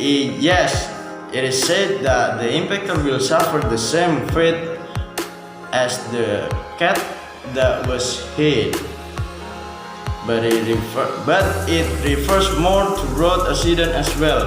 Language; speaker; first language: English; non-native, learner; Indonesian